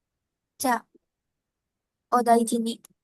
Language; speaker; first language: Japanese; non-native, learner; Indonesian